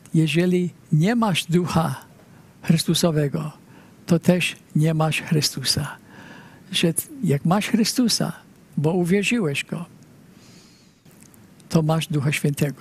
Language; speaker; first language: Polish; early bilingual, heritage; Polish